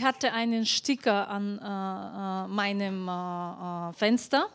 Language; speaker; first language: German; non-native, fluent; Bulgarian